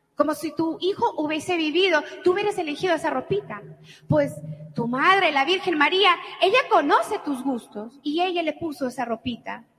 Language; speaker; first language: Spanish; early bilingual, heritage; Spanish